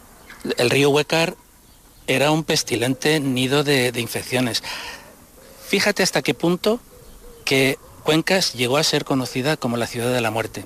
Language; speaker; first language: Spanish; native; Spanish